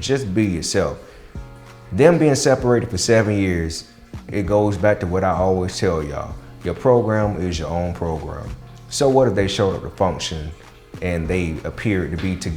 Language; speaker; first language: English; native; English